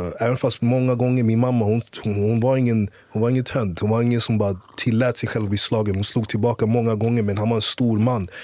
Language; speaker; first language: Swedish; early bilingual, other home language; English